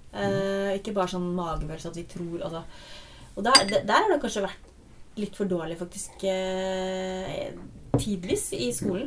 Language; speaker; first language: Norwegian; native; Norwegian